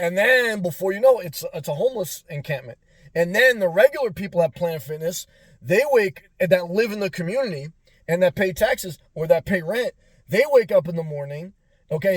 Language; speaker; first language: English; native; English